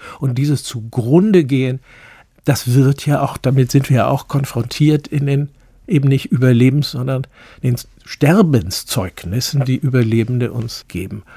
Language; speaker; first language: German; native; German